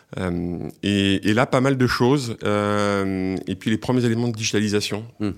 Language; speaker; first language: French; native; French